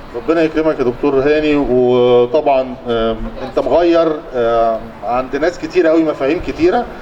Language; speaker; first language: Egyptian Arabic; native; Egyptian Arabic